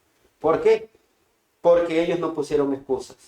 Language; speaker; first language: Spanish; native; Spanish